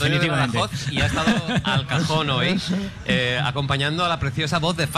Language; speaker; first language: Spanish; native; Spanish